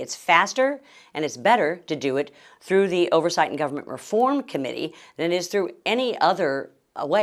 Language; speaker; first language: English; native; English